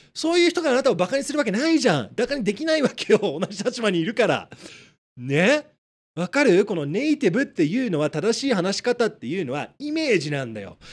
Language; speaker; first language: Japanese; native; Japanese